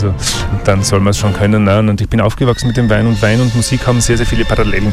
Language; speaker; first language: German; native; German